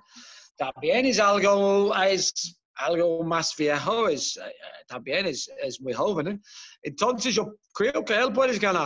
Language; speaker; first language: Spanish; non-native, fluent; Dutch